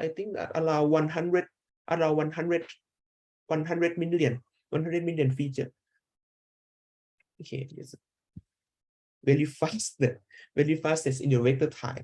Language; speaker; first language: English; non-native, learner; Thai